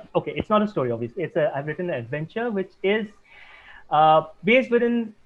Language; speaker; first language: English; non-native, local second language; Assamese